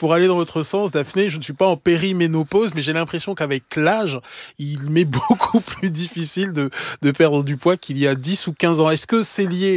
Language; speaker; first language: French; native; French